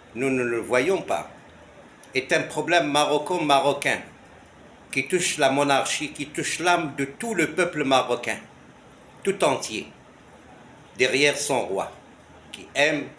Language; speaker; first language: French; non-native, local second language; Arabic